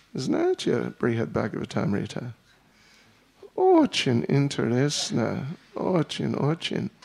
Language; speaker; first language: Russian; non-native, learner; English